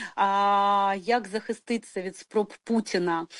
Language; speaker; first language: Ukrainian; native; Ukrainian